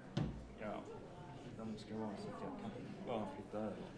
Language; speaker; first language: Swedish; non-native, learner; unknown